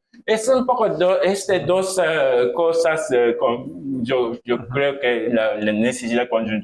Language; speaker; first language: Spanish; non-native, fluent; Japanese